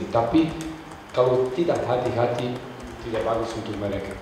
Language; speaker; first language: Indonesian; non-native, learner; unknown